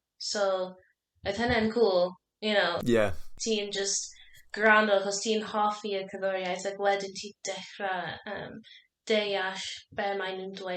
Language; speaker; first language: Welsh; non-native, learner; English